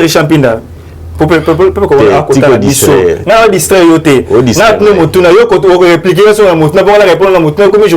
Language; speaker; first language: French; non-native, local second language; Lingala